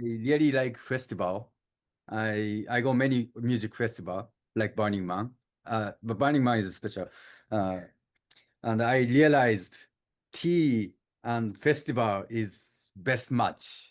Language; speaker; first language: English; non-native, learner; Japanese